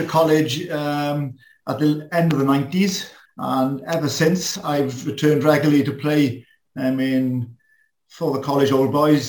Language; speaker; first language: English; non-native, local second language; Welsh